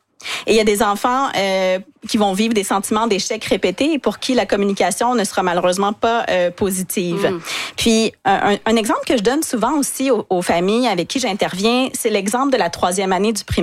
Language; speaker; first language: French; native; French